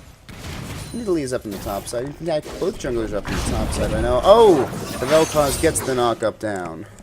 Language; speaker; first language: English; native; English